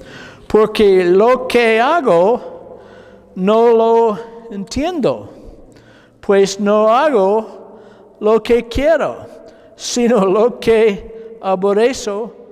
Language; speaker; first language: Spanish; non-native, learner; English